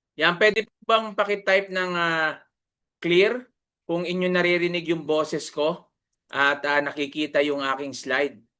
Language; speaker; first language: Filipino; native; Filipino